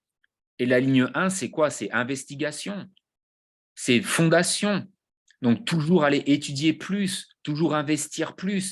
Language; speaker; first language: French; native; French